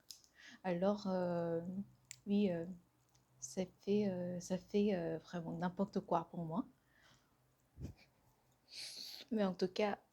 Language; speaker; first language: French; non-native, fluent; Korean